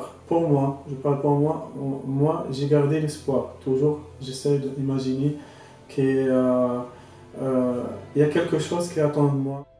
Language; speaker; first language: French; non-native, local second language; Arabic